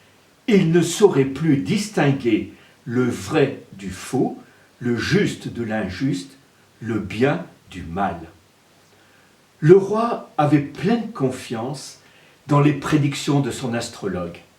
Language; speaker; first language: French; native; French